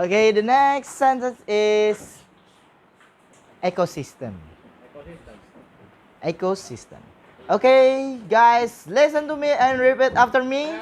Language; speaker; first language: English; non-native, learner; Indonesian